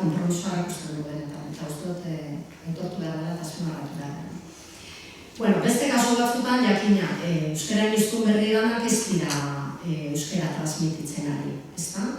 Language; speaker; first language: Basque; native; Basque